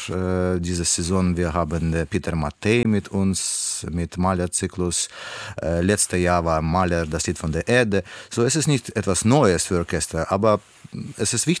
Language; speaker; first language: German; non-native, learner; Russian